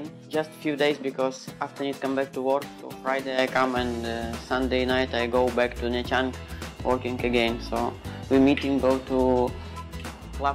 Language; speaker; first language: English; non-native, learner; Ukrainian